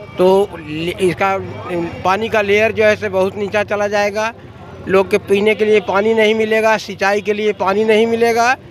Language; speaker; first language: Hindi; native; Hindi